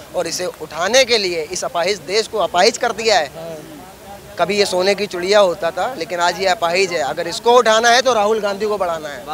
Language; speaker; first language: Hindi; native; Hindi